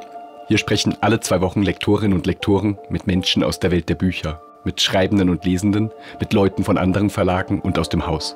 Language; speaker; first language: German; native; German